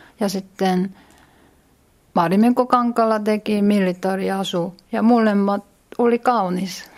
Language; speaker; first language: Finnish; non-native, learner; Korean